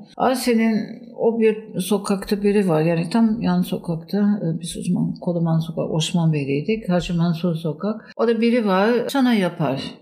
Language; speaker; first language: Turkish; non-native, fluent; German